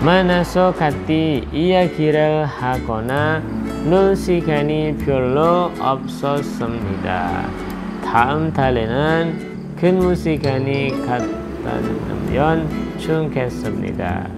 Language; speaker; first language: Korean; non-native, fluent; Indonesian